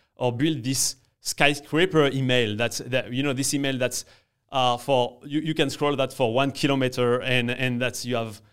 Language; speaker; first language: English; non-native, fluent; French